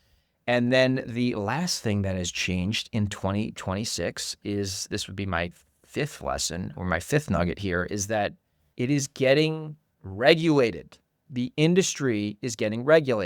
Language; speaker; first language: English; native; English